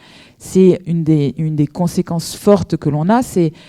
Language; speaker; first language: French; native; French